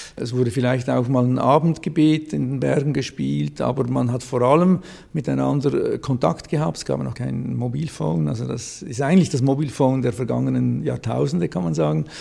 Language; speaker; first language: German; native; German